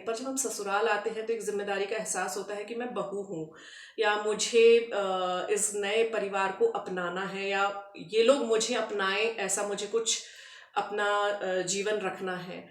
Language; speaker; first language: Hindi; native; Hindi